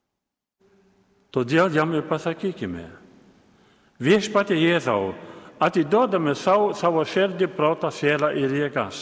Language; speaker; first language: Lithuanian; native; Lithuanian